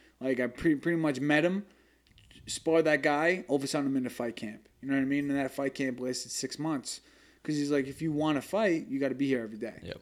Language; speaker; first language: English; native; English